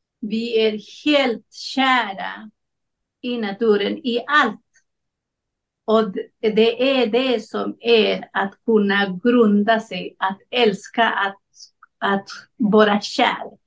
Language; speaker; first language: Swedish; non-native, learner; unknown